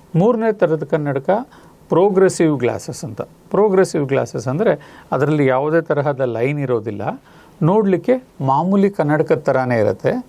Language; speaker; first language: Kannada; native; Kannada